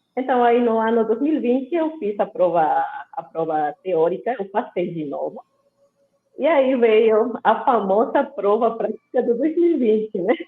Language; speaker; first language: Portuguese; non-native, fluent; Spanish